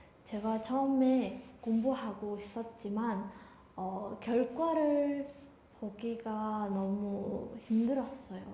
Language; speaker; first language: Korean; non-native, fluent; Mongolian